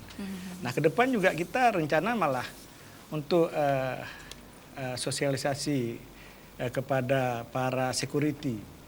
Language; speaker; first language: Malay; native; Malay